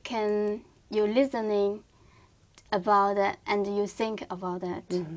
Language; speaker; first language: English; non-native, learner; Korean